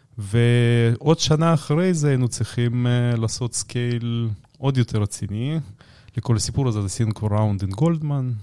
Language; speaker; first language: Hebrew; native; Hebrew